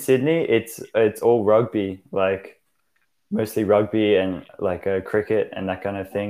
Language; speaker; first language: English; native; English